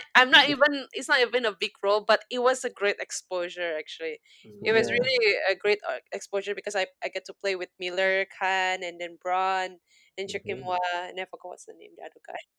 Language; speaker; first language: English; non-native, fluent; Indonesian